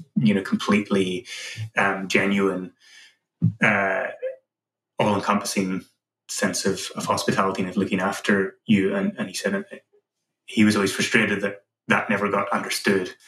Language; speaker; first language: English; native; English